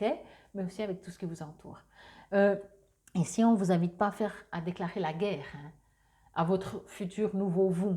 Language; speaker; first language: French; native; French